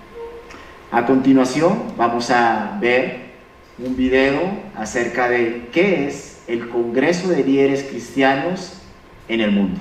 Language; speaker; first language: Spanish; native; Spanish